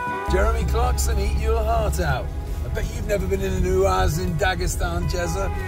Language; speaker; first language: English; native; English